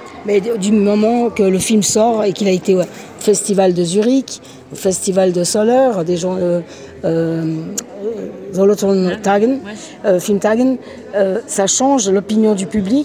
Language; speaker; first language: French; native; French